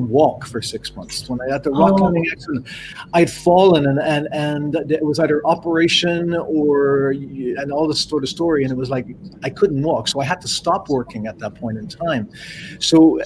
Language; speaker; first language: English; native; English